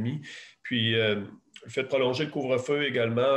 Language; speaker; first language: French; native; French